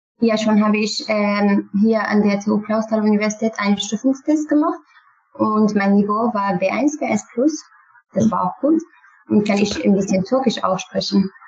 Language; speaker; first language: German; non-native, learner; Kurdish